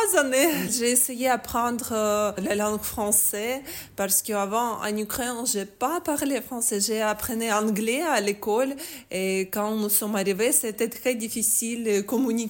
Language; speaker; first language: French; non-native, learner; Ukrainian